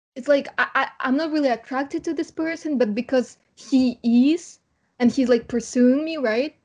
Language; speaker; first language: English; non-native, fluent; Kazakh